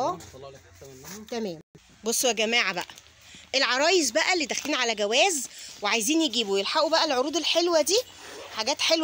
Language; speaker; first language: Arabic; native; Arabic